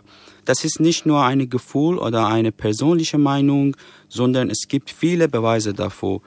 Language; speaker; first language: German; non-native, fluent; Persian